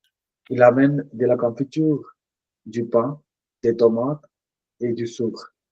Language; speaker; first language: French; non-native, fluent; Punjabi